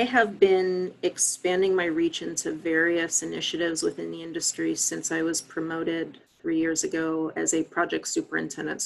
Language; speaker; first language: English; native; English